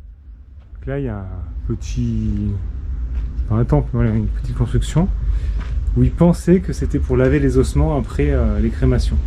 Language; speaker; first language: French; native; French